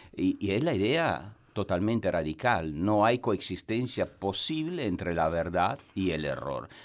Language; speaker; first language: Spanish; non-native, fluent; Italian